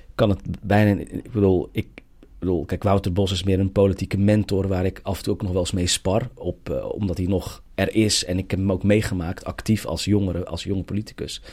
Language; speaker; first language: Dutch; native; Dutch